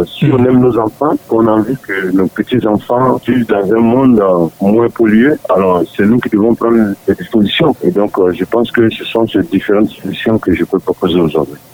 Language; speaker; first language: French; non-native, local second language; Dyula